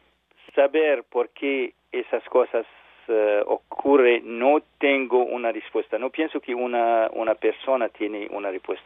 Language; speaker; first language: Spanish; non-native, learner; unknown